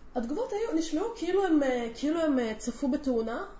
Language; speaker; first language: Hebrew; native; Hebrew